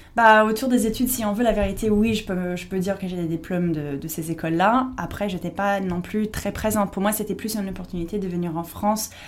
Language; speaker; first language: French; non-native, fluent; English